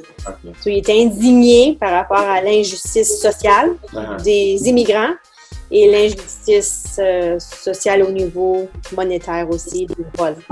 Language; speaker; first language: French; native; French